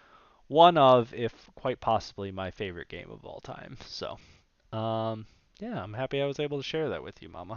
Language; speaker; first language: English; native; English